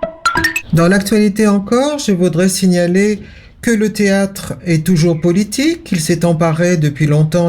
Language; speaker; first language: French; native; French